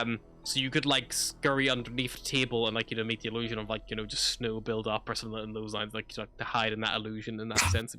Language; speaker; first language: English; native; English